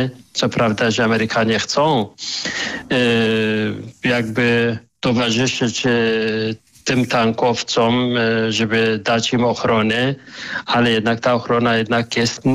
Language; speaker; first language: Polish; non-native, fluent; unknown